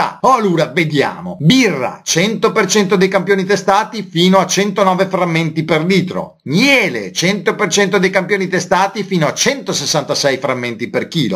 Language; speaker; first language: Italian; native; Italian